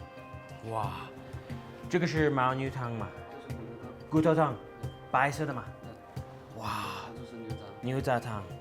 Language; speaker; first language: Chinese; non-native, learner; English